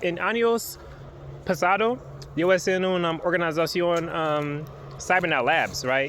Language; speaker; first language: Spanish; non-native, learner; English